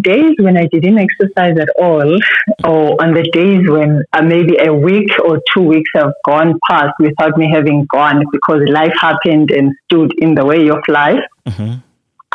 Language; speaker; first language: English; non-native, local second language; Xhosa